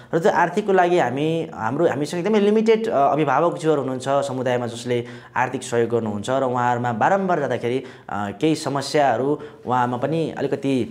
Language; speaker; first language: Nepali; non-native, local second language; Sherpa